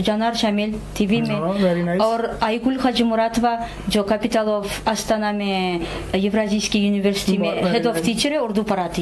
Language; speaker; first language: Hindi; non-native, fluent; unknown